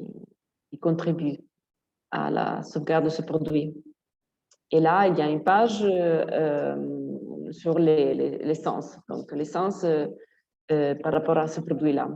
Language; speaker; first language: French; non-native, fluent; Italian